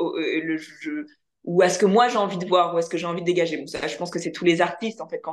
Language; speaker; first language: French; native; French